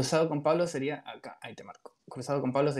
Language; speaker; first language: Spanish; native; Spanish